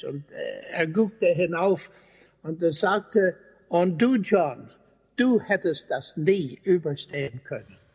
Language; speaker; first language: German; non-native, fluent; English